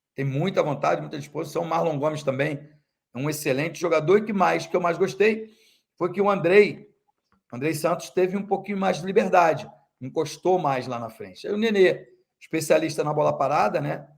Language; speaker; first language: Portuguese; native; Portuguese